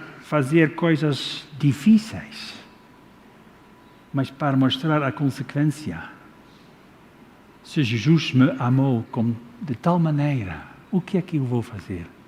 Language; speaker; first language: Portuguese; non-native, fluent; Dutch